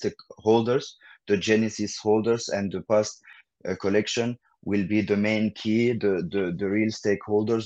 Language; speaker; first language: English; non-native, fluent; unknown